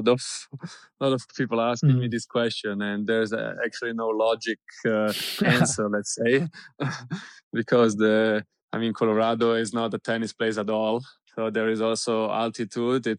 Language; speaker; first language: English; non-native, fluent; German